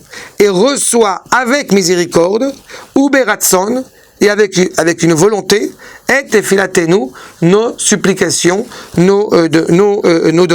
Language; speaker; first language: French; native; French